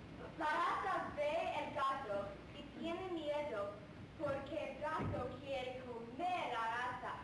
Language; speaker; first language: Spanish; non-native, learner; English